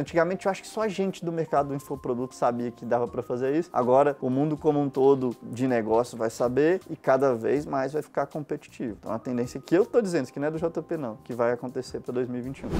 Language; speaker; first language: Portuguese; native; Portuguese